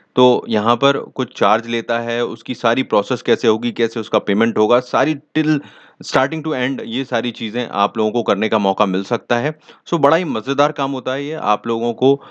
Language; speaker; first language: Hindi; native; Hindi